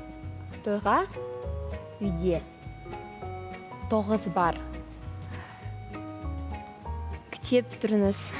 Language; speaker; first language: Kazakh; non-native, local second language; Russian